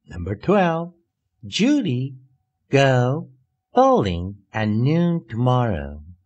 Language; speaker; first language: English; non-native, fluent; Chinese